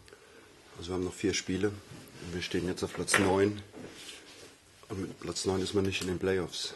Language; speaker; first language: German; native; German